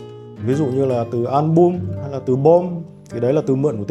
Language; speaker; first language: Vietnamese; native; Vietnamese